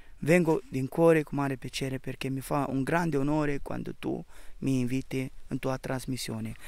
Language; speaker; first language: Italian; non-native, fluent; Romanian